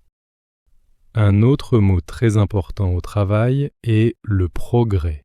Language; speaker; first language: French; native; French